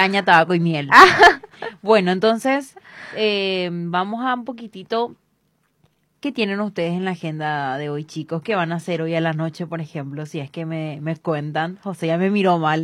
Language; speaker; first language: Spanish; native; Spanish